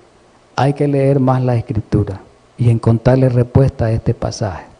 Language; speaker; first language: Spanish; native; Spanish